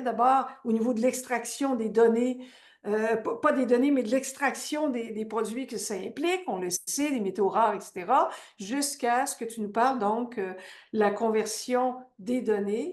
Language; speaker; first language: French; native; French